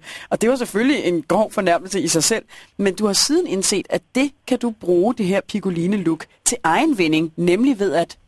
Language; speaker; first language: Danish; native; Danish